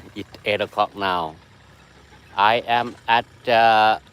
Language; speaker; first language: English; non-native, learner; Thai